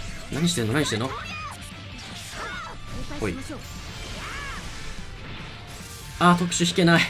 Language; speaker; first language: Japanese; native; Japanese